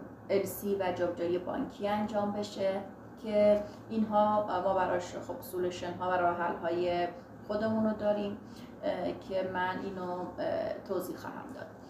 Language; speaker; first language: Persian; native; Persian